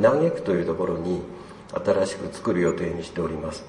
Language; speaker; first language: Japanese; native; Japanese